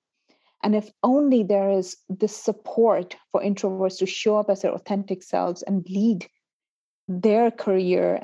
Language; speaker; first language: English; non-native, local second language; Urdu